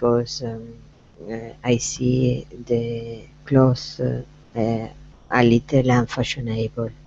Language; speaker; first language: English; non-native, learner; Spanish